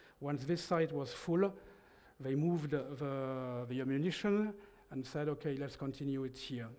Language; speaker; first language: English; non-native, fluent; French